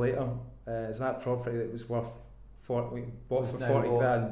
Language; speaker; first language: English; native; English